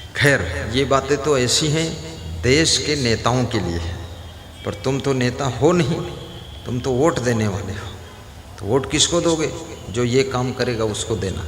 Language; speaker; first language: Hindi; native; Hindi